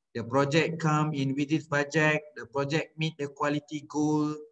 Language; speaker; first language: English; non-native, local second language; Malay